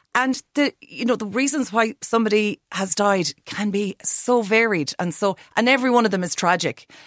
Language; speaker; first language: English; native; English